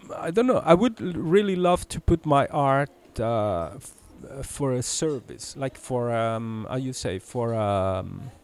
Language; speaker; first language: English; early bilingual, heritage; Italian